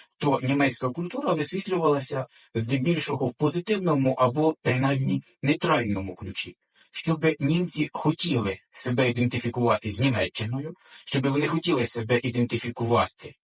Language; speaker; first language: Ukrainian; native; Ukrainian